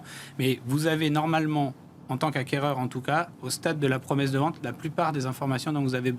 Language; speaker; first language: French; native; French